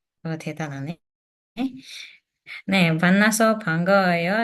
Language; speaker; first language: Korean; non-native, fluent; Indonesian